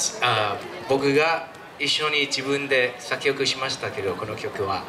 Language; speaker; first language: Japanese; non-native, fluent; Thai